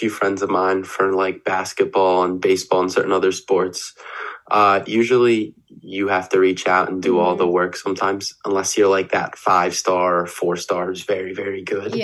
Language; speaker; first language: English; native; English